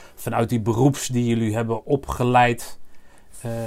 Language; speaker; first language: Dutch; early bilingual, other home language; Arabic